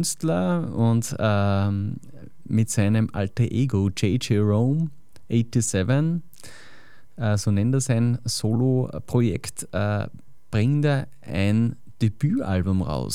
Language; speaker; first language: German; native; German